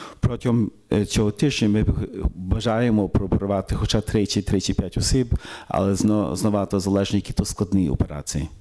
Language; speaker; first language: Ukrainian; early bilingual, heritage; Ukrainian